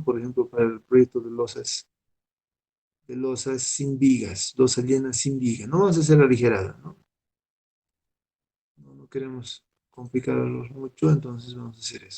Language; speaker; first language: Spanish; native; Spanish